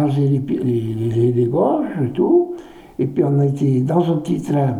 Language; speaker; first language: French; native; French